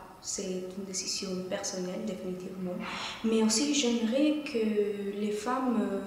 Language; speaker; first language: French; non-native, fluent; Spanish